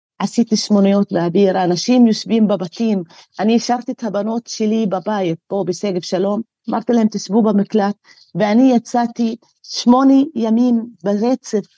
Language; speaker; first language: Hebrew; non-native, local second language; Arabic